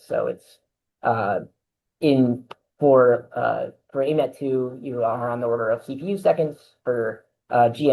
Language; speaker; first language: English; native; English